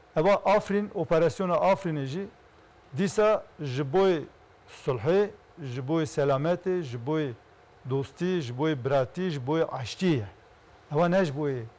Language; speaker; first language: Kurdish; non-native, local second language; Turkish